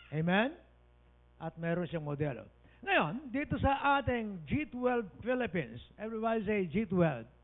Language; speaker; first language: Filipino; native; Filipino